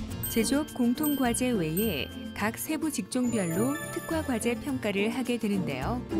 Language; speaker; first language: Korean; native; Korean